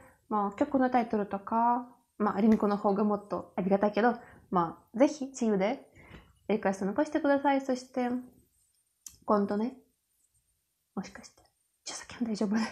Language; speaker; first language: Japanese; non-native, learner; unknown